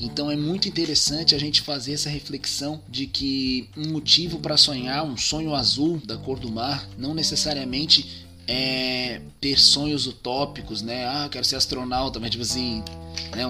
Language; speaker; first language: Portuguese; native; Portuguese